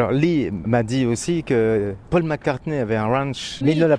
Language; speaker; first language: French; native; French